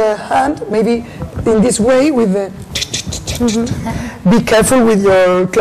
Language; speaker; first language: English; non-native, learner; Spanish